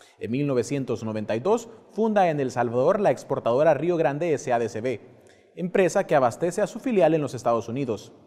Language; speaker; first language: Spanish; native; Spanish